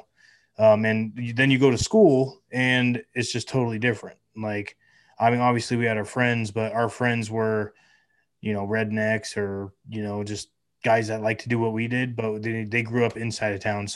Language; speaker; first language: English; native; English